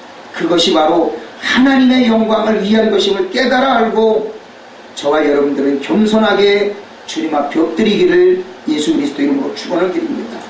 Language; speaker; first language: Korean; native; Korean